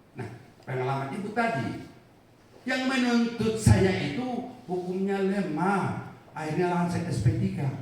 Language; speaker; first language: Indonesian; non-native, local second language; Batak Toba